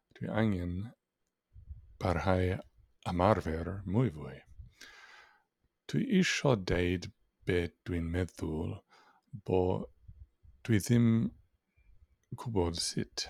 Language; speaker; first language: Welsh; non-native, learner; English